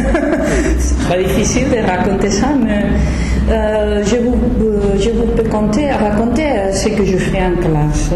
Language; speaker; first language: French; non-native, learner; Spanish